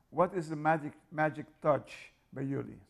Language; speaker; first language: Dutch; non-native, local second language; Papiamento